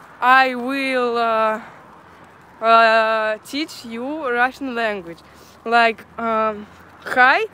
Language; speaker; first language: English; non-native, learner; Russian